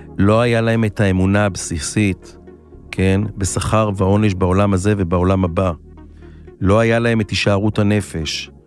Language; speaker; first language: Hebrew; native; Hebrew